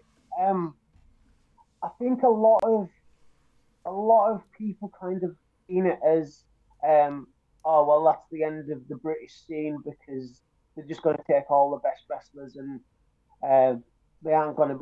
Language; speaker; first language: English; native; English